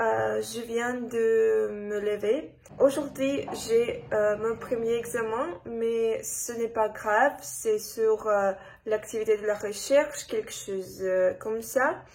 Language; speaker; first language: French; non-native, learner; Russian